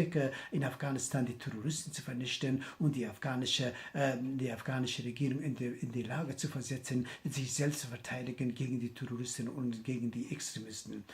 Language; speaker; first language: German; non-native, fluent; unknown